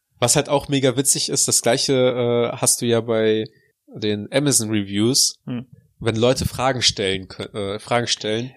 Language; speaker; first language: German; early bilingual, other home language; Russian